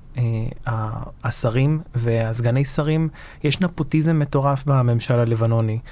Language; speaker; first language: Hebrew; early bilingual, other home language; Arabic